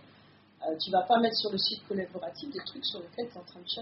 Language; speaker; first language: French; native; French